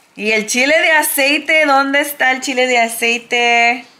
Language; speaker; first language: Spanish; early bilingual, heritage; Spanish